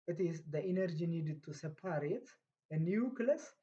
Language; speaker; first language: English; non-native, local second language; Amharic